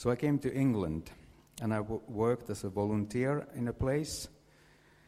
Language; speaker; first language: English; non-native, fluent; Finnish